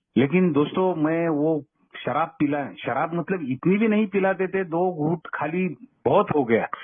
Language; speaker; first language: Hindi; non-native, local second language; Kannada